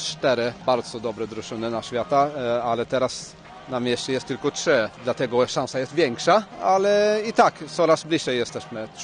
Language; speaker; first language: Polish; non-native, learner; Swedish